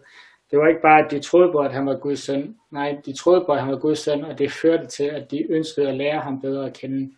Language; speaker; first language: Danish; native; Danish